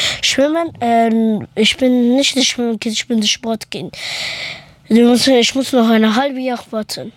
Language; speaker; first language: German; early bilingual, other home language; Persian